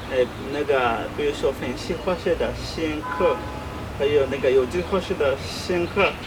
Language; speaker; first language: Chinese; non-native, learner; Swahili